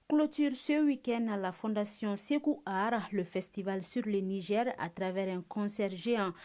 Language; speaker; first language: French; non-native, local second language; Bambara